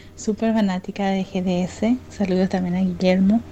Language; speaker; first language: Spanish; native; Spanish